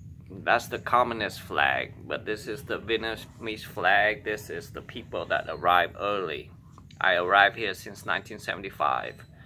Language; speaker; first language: English; non-native, fluent; Vietnamese